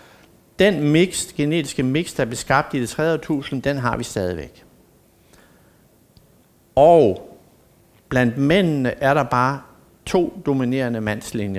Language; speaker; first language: Danish; native; Danish